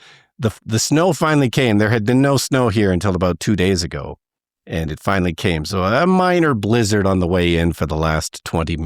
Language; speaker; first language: English; native; English